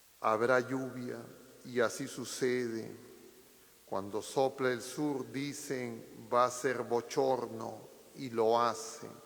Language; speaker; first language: Spanish; native; Spanish